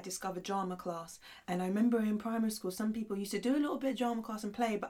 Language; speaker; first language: English; early bilingual, other home language; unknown